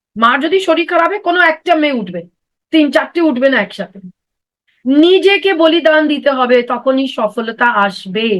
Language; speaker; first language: Bangla; non-native, local second language; Hindi